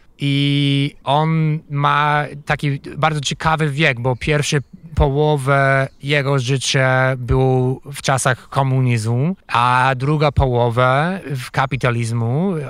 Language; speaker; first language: Polish; non-native, fluent; English